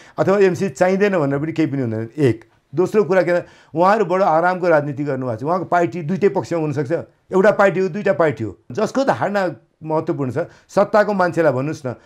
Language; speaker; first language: Nepali; native; Nepali